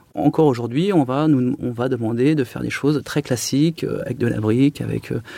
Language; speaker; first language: French; native; French